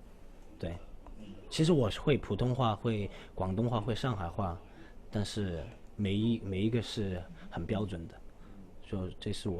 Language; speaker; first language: Chinese; non-native, local second language; Cantonese